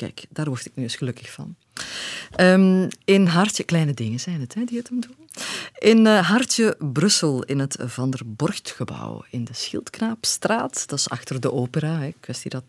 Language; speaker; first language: Dutch; native; Dutch